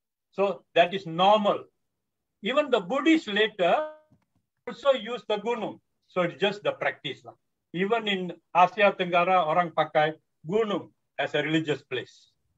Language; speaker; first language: English; non-native, local second language; Tamil